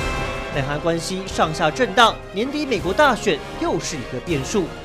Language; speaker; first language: Chinese; native; Chinese